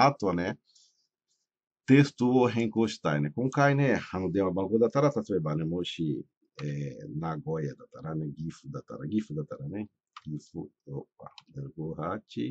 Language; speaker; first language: Japanese; non-native, fluent; Portuguese